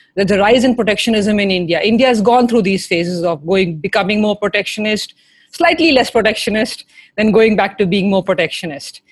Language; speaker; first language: English; non-native, local second language; Hindi